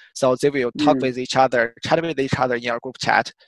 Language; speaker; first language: English; non-native, fluent; Chinese